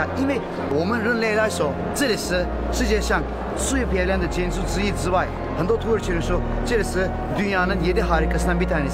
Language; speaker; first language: Chinese; non-native, fluent; Turkish